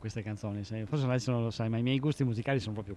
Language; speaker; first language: Italian; native; Italian